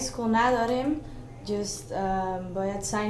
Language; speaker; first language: Persian; early bilingual, heritage; Persian